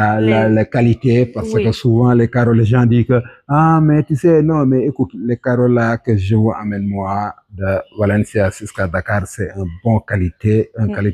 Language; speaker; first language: French; non-native, local second language; Wolof